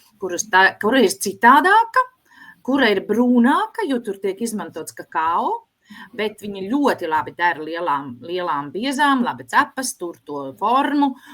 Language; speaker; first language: Latvian; native; Latvian